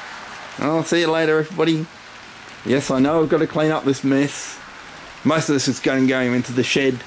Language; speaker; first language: English; native; English